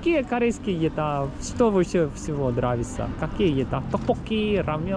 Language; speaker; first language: Russian; non-native, learner; Korean